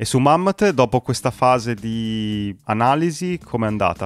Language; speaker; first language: Italian; native; Italian